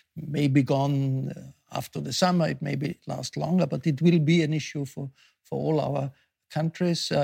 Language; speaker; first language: English; non-native, fluent; German